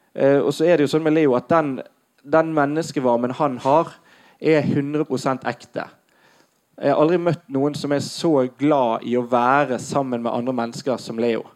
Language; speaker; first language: Norwegian; native; Norwegian